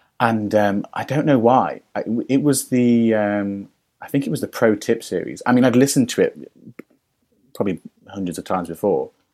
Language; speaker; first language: English; native; English